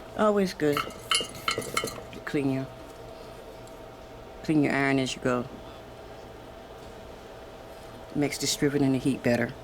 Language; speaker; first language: English; native; English